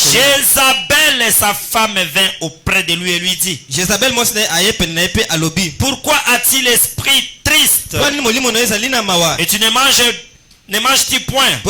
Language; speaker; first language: Haitian Creole; non-native, local second language; Lingala